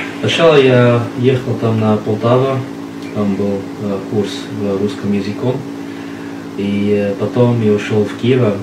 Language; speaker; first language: Russian; non-native, learner; Arabic